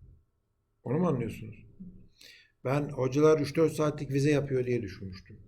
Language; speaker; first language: Turkish; native; Turkish